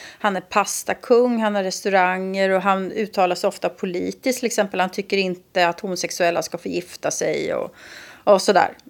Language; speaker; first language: Swedish; native; Swedish